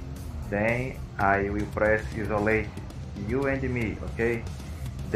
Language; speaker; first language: English; non-native, learner; Portuguese